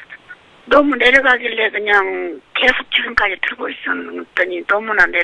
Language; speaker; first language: Korean; native; Korean